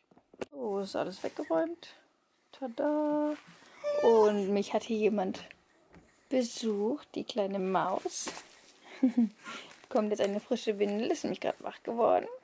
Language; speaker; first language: German; native; German